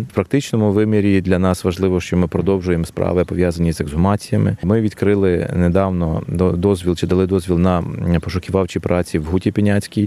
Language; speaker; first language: Ukrainian; native; Ukrainian